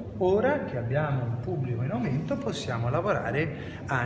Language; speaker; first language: Italian; native; Italian